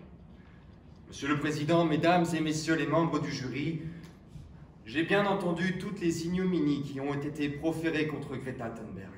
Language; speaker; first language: French; native; French